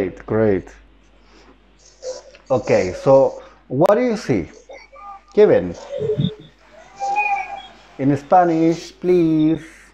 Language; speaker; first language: English; non-native, fluent; Spanish